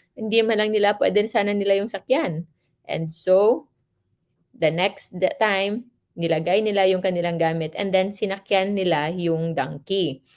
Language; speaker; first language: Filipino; non-native, local second language; Hiligaynon